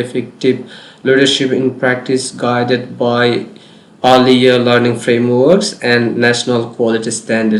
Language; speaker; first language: English; non-native, local second language; Bangla